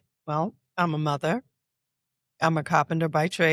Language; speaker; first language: English; native; English